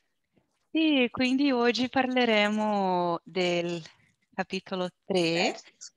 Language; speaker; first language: Italian; non-native, learner; Portuguese